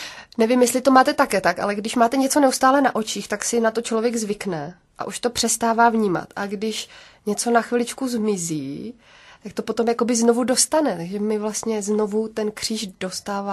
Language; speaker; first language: Czech; native; Czech